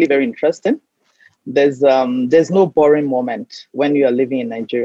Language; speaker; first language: English; non-native, local second language; Hausa